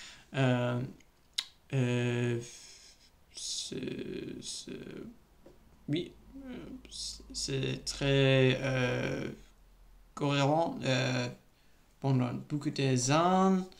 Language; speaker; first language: French; non-native, learner; English